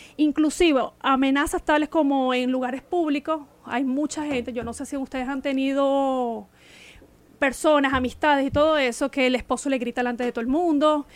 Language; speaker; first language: Spanish; native; Spanish